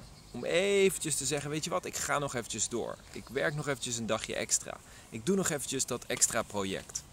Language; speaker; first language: Dutch; native; Dutch